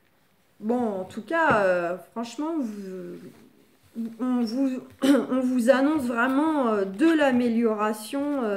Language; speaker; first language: French; native; French